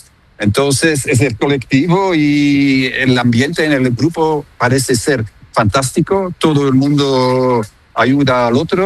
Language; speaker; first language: Spanish; non-native, learner; Dutch